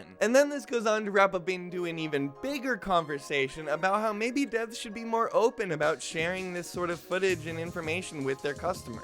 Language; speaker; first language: English; native; English